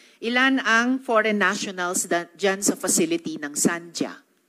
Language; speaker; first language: Filipino; native; Filipino